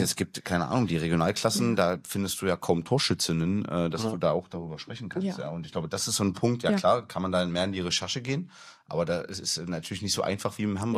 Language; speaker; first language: German; native; German